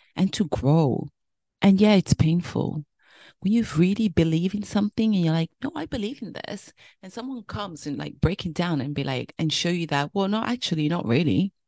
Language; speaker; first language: English; early bilingual, other home language; French